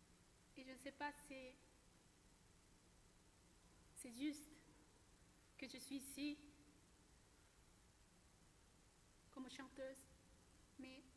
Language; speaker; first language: French; non-native, learner; Korean